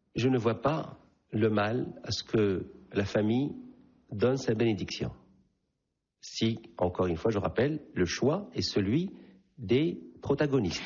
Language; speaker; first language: French; non-native, local second language; Arabic